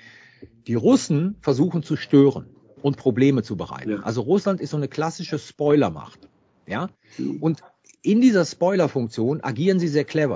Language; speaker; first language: German; native; German